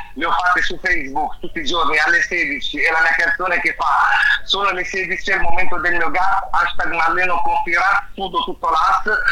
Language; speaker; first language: Italian; non-native, fluent; Arabic